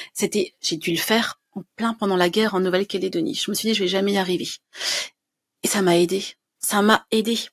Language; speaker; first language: French; native; French